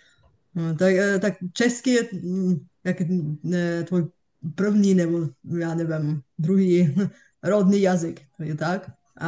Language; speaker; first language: Czech; non-native, fluent; Bulgarian